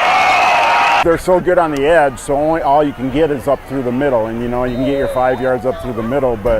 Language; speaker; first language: English; native; English